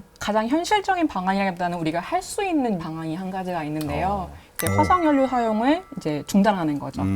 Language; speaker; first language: Korean; native; Korean